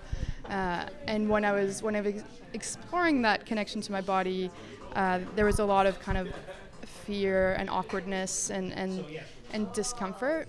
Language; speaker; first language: English; non-native, fluent; Spanish